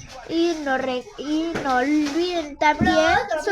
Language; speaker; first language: Spanish; native; Spanish